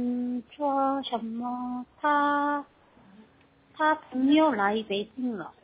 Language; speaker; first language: Chinese; non-native, learner; Korean